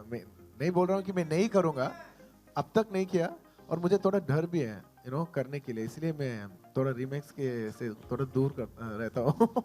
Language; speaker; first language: Hindi; non-native, local second language; Telugu